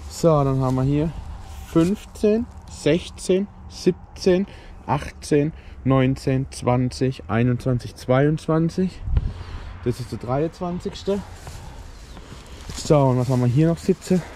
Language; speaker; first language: German; native; German